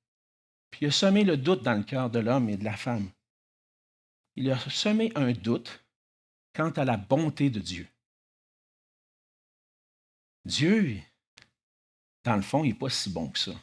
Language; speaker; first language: French; native; French